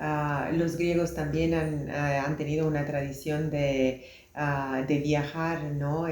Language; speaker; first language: Spanish; non-native, fluent; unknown